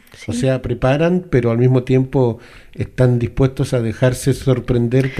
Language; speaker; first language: Spanish; native; Spanish